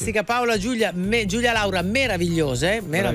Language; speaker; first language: Italian; native; Italian